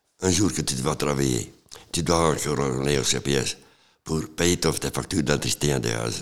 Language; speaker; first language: French; non-native, local second language; Dutch